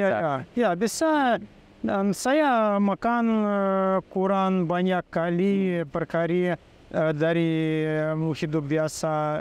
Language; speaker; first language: Indonesian; non-native, learner; Russian